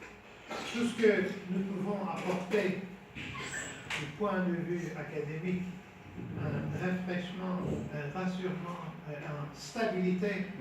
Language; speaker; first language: French; non-native, fluent; Turkish